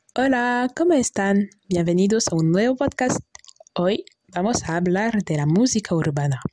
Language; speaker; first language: Spanish; non-native, learner; French